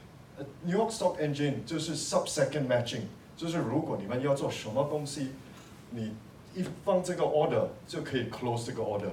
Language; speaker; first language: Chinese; non-native, local second language; English